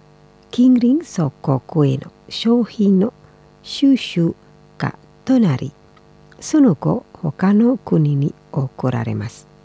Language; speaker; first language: Japanese; non-native, fluent; Indonesian